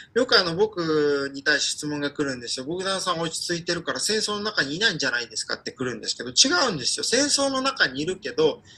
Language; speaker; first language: Japanese; non-native, fluent; Ukrainian